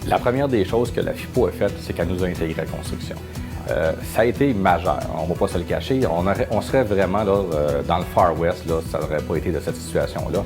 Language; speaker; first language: French; native; French